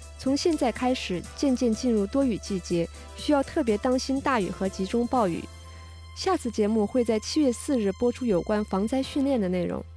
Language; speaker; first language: Chinese; native; Chinese